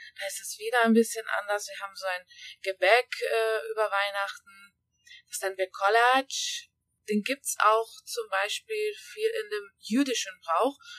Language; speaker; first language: German; early bilingual, other home language; Hungarian